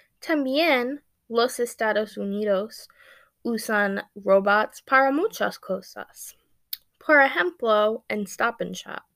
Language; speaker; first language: Spanish; non-native, learner; English